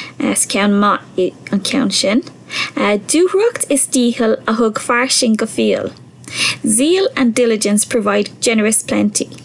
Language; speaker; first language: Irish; non-native, local second language; English